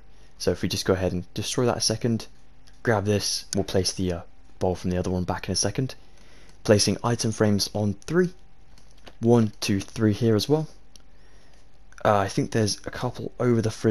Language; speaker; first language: English; native; English